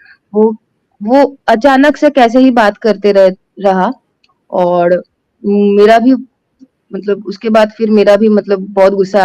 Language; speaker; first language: Hindi; non-native, local second language; Bangla